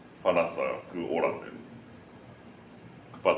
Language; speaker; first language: Indonesian; non-native, learner; Japanese